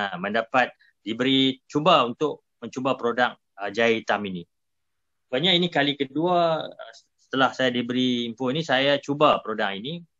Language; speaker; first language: Malay; native; Malay